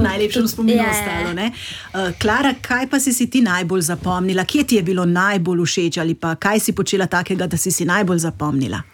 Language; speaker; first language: Slovenian; native; Slovenian